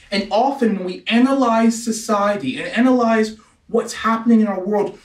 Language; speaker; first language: English; native; English